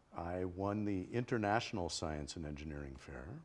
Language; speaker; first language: English; native; English